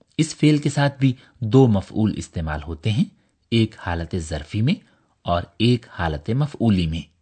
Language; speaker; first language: Urdu; native; Urdu